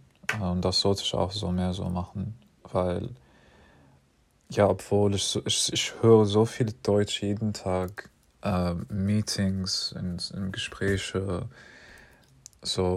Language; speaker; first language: German; non-native, learner; English